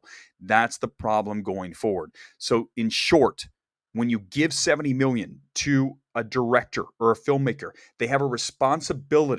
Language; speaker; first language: English; native; English